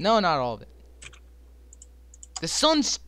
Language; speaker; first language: English; native; English